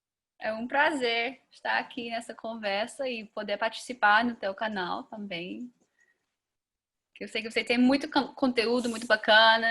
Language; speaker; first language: Portuguese; non-native, fluent; English